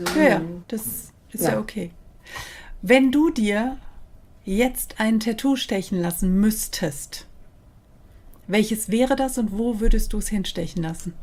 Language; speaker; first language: German; native; German